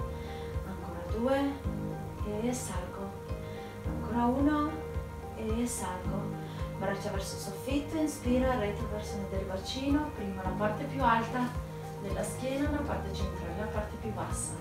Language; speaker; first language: Italian; native; Italian